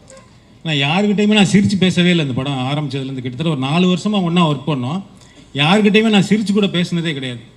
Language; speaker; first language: Tamil; native; Tamil